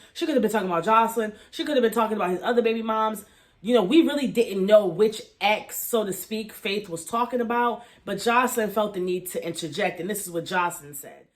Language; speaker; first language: English; native; English